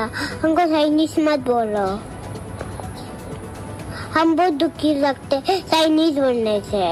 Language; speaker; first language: Hindi; non-native, local second language; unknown